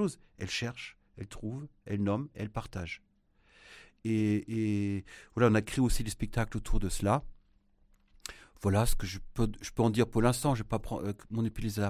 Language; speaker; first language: French; non-native, fluent; German